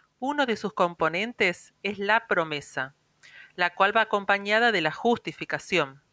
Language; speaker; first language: Spanish; native; Spanish